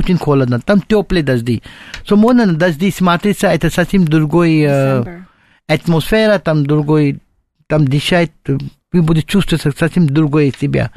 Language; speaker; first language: Russian; non-native, learner; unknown